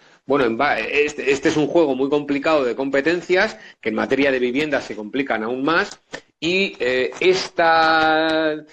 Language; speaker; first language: Spanish; native; Spanish